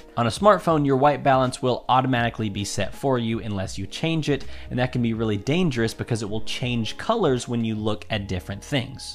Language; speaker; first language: English; native; English